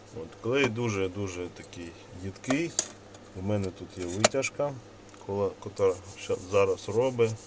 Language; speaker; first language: Ukrainian; non-native, local second language; Russian